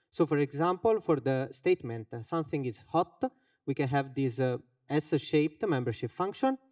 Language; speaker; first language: English; non-native, fluent; Finnish